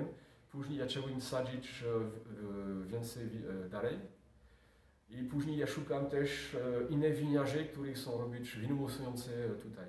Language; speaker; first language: Polish; non-native, learner; French